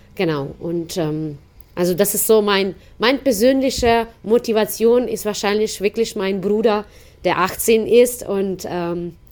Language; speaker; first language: German; non-native, fluent; Ukrainian